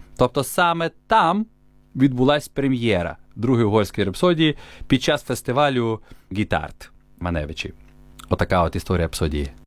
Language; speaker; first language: Ukrainian; native; Ukrainian